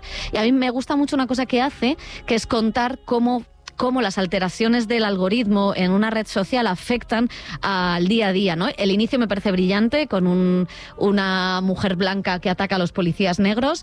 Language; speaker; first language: Spanish; native; Spanish